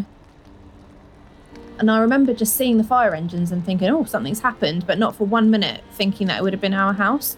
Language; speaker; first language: English; native; English